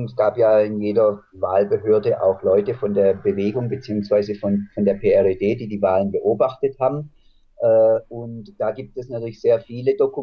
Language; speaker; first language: German; native; German